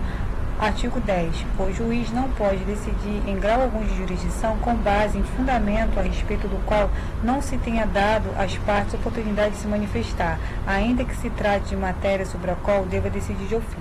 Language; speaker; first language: Portuguese; native; Portuguese